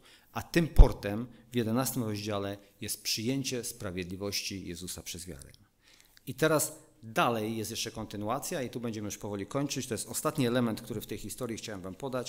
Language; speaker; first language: Polish; native; Polish